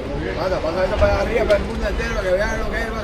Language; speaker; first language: Spanish; native; Spanish